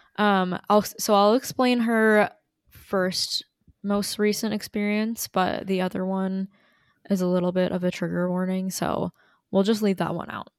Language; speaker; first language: English; native; English